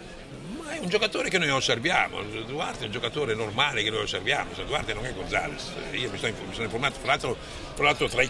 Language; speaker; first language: Italian; native; Italian